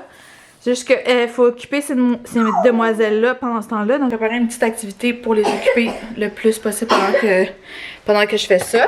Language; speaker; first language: French; native; French